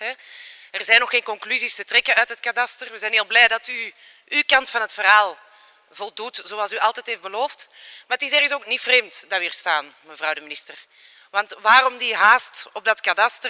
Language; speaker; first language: Dutch; native; Dutch